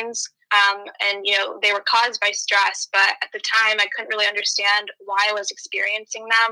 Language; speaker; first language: English; native; English